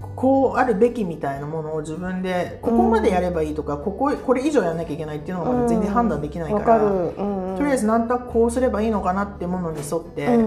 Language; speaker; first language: Japanese; early bilingual, heritage; English